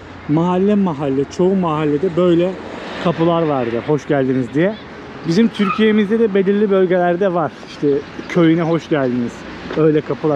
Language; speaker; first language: Turkish; native; Turkish